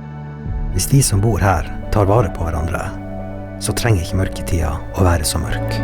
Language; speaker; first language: Norwegian; native; Norwegian